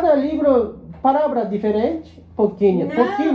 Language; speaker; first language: Portuguese; non-native, learner; Japanese